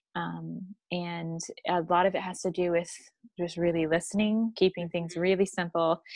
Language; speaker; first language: English; native; English